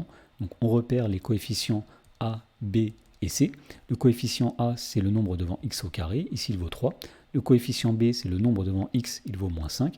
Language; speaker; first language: French; native; French